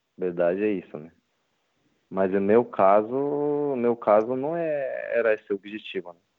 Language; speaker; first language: Portuguese; non-native, learner; Japanese